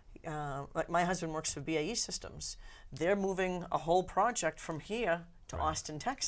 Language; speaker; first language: English; native; English